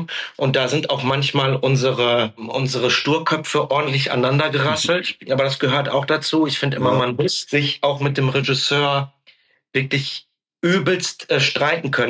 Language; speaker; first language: German; native; German